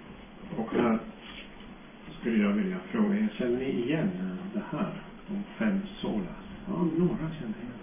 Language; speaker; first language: Swedish; non-native, fluent; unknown